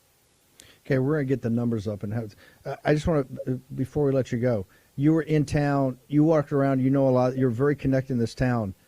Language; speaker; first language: English; native; English